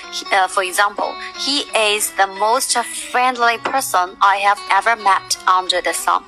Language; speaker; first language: English; non-native, fluent; Chinese